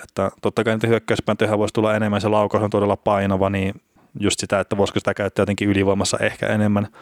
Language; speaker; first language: Finnish; native; Finnish